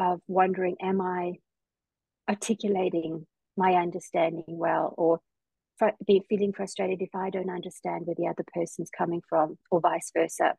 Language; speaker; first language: English; native; English